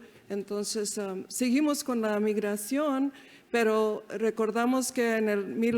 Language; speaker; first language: Spanish; early bilingual, heritage; Spanish